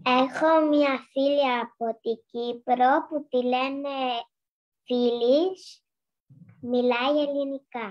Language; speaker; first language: Greek; non-native, learner; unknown